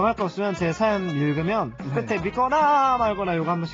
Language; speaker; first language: Korean; native; Korean